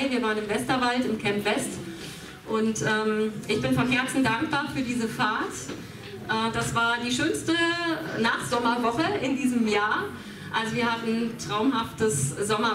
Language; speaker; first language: German; native; German